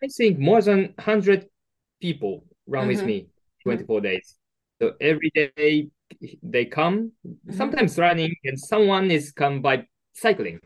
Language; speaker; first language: English; non-native, learner; Japanese